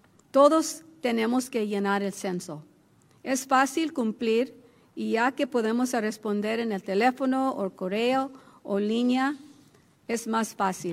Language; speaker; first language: Spanish; early bilingual, heritage; Spanish